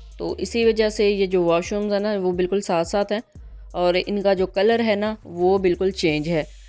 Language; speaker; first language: Urdu; non-native, local second language; Punjabi